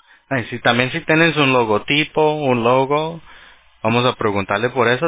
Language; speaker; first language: Spanish; early bilingual, heritage; Spanish